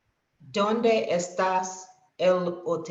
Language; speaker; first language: Spanish; non-native, learner; English